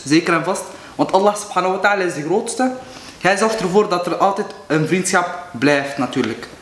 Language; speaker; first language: Dutch; non-native, local second language; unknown